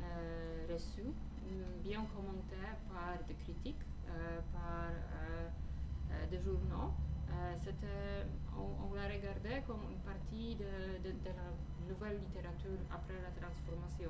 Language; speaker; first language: French; non-native, fluent; Polish